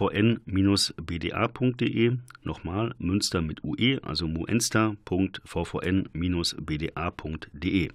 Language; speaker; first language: German; native; German